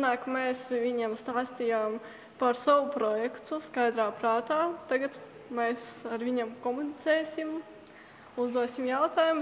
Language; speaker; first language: Latvian; native; Latvian